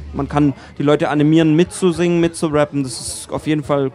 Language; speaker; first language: German; native; German